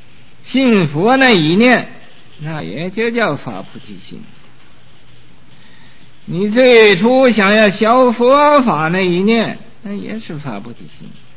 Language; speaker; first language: Chinese; native; Chinese